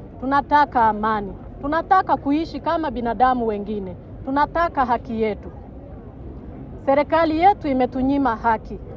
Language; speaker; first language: Swahili; non-native, local second language; Kinyarwanda